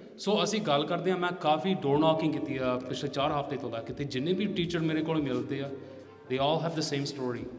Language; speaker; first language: Punjabi; early bilingual, heritage; Punjabi